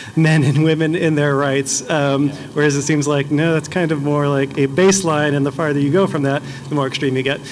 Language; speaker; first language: English; native; English